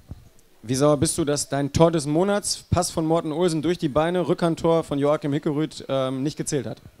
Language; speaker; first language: German; native; German